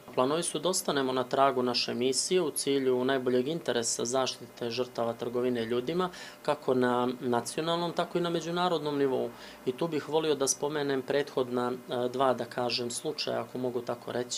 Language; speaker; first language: Serbian; native; Serbian